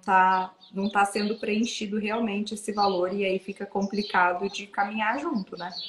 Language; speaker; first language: Portuguese; native; Portuguese